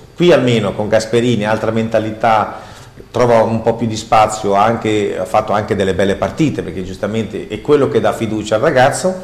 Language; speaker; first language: Italian; native; Italian